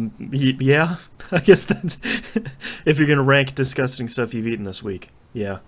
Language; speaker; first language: English; native; English